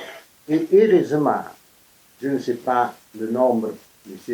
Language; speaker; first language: French; non-native, fluent; Italian